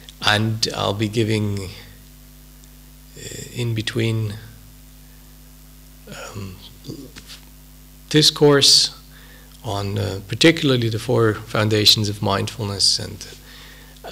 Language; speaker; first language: English; non-native, fluent; Swiss German